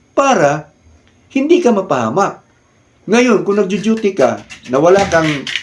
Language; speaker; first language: Filipino; non-native, local second language; Cebuano